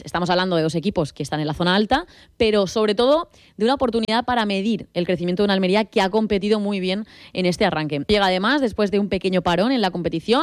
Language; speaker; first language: Spanish; native; Spanish